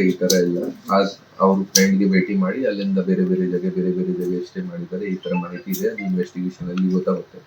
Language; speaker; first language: Kannada; non-native, fluent; Hindi